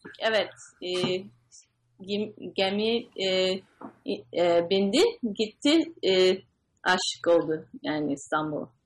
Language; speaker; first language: Turkish; non-native, learner; English